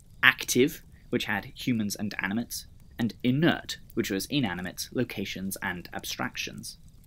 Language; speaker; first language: English; native; English